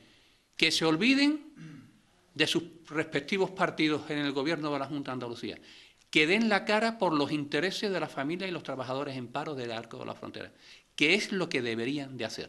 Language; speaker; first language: Spanish; native; Spanish